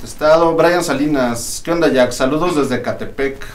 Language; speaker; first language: Spanish; native; Spanish